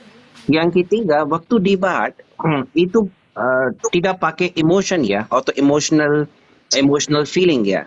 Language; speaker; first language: Indonesian; non-native, learner; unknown